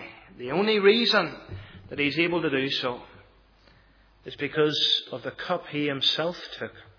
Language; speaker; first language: English; native; English